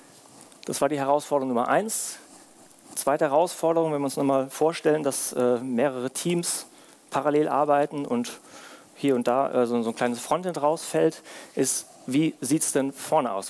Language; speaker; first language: German; native; German